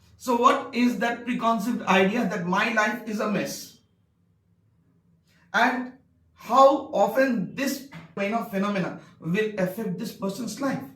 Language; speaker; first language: English; non-native, local second language; Bangla